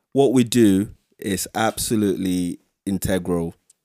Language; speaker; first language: English; non-native, local second language; Yoruba